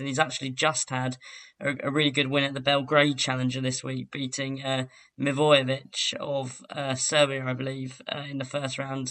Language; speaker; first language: English; native; English